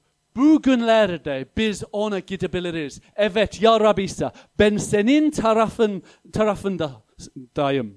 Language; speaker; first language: Turkish; non-native, fluent; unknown